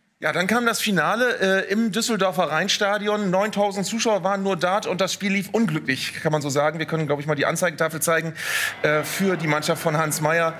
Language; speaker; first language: German; native; German